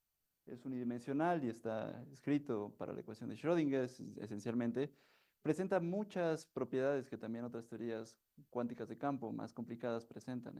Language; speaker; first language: Spanish; native; Spanish